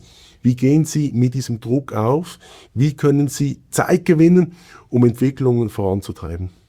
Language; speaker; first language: German; native; German